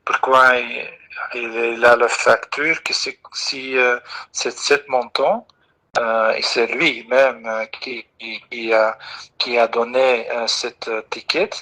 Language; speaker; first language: French; non-native, fluent; Dutch